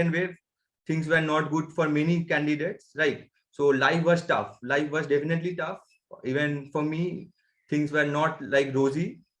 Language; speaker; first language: English; non-native, local second language; Bangla